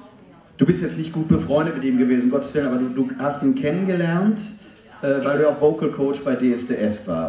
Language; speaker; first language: German; native; German